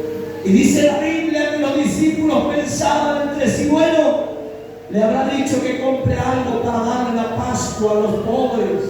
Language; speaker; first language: Spanish; native; Spanish